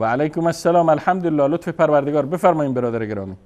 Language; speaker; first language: Persian; native; Persian